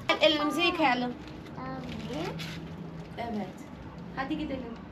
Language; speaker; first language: Turkish; non-native, fluent; Portuguese